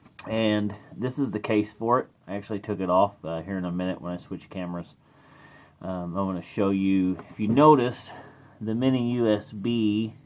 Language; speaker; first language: English; native; English